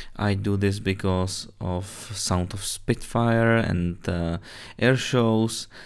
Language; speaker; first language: English; non-native, fluent; Czech